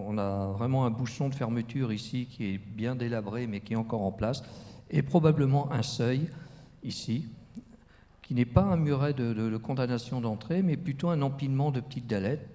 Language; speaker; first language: French; native; French